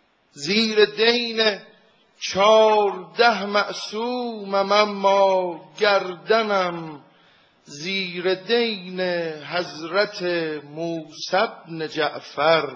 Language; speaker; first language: Persian; native; Persian